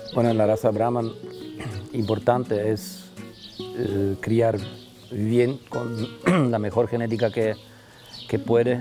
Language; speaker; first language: Spanish; non-native, local second language; German